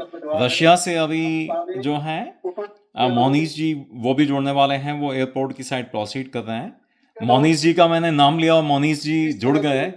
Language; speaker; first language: Hindi; native; Hindi